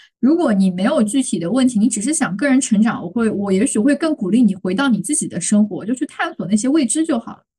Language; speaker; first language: Chinese; native; Chinese